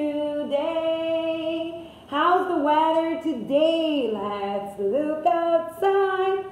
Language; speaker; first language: English; non-native, fluent; Spanish